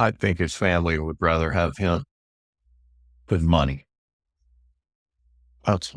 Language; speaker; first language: English; native; English